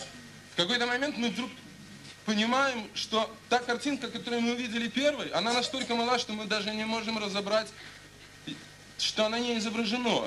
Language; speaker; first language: Russian; native; Russian